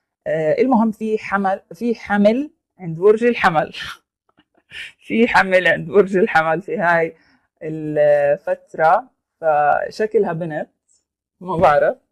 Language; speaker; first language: Arabic; native; Arabic